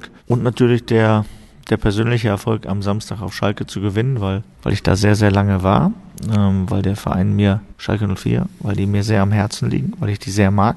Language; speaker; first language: German; native; German